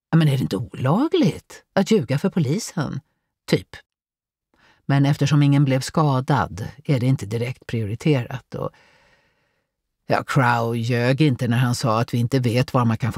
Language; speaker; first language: Swedish; native; Swedish